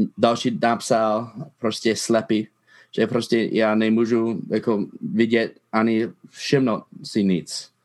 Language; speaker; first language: Czech; non-native, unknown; English